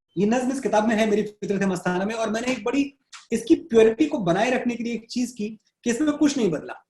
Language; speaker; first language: Hindi; native; Hindi